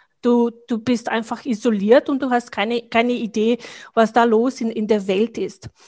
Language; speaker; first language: German; non-native, fluent; Bosnian